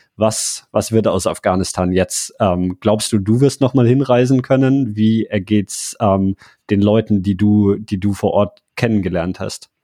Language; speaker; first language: German; native; German